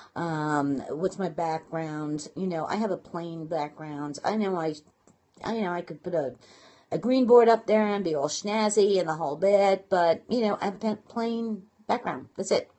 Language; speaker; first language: English; native; English